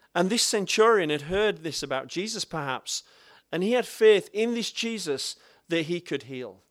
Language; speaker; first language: English; native; English